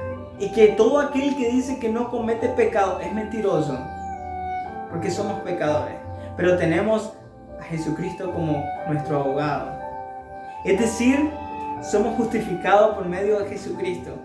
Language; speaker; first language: Spanish; native; Spanish